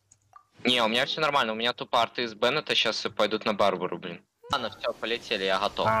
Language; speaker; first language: Russian; native; Russian